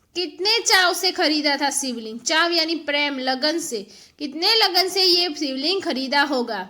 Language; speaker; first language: Hindi; non-native, local second language; Gujarati